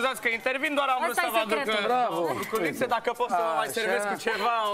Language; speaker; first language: Romanian; native; Romanian